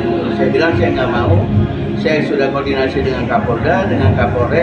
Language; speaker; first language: Indonesian; native; Indonesian